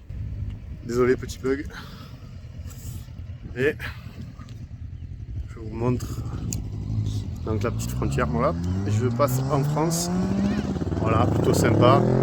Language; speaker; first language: French; native; French